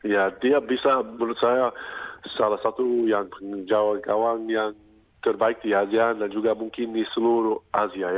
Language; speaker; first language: Indonesian; non-native, fluent; English